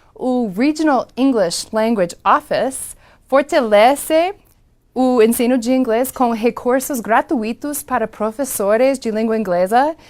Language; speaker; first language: Portuguese; non-native, fluent; English